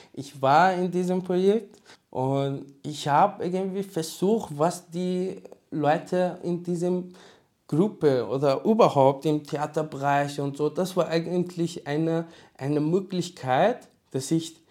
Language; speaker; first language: German; non-native, learner; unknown